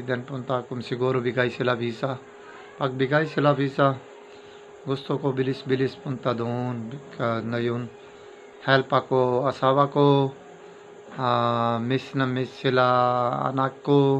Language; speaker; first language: Filipino; non-native, learner; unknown